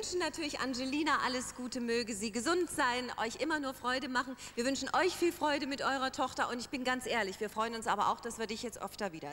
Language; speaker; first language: German; native; German